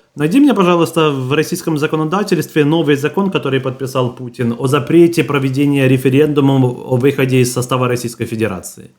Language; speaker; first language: Russian; native; Russian